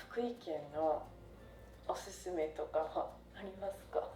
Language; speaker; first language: Japanese; non-native, fluent; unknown